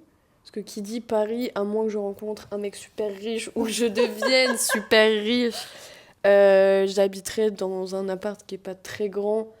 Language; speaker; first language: French; native; French